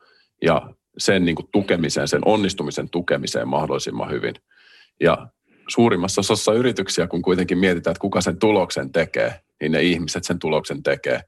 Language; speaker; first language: Finnish; native; Finnish